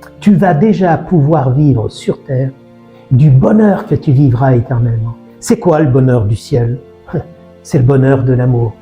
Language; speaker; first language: French; native; French